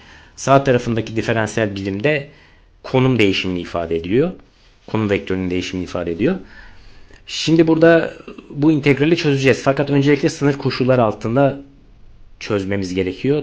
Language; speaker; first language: Turkish; native; Turkish